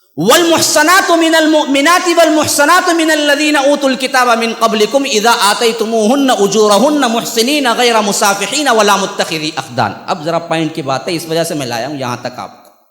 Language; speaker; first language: Urdu; native; Urdu